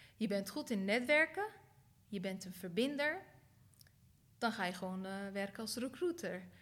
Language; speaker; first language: Dutch; early bilingual, other home language; Turkish